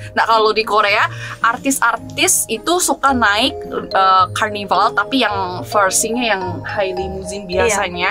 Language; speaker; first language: Indonesian; non-native, fluent; Korean